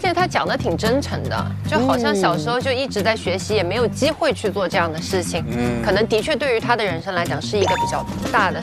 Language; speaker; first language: Chinese; native; Chinese